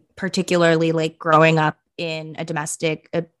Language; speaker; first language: English; early bilingual, other home language; Punjabi